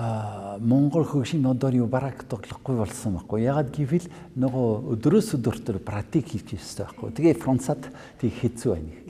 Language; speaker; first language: Mongolian; non-native, fluent; French